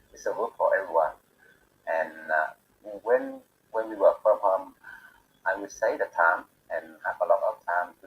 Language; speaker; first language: English; non-native, learner; Bangla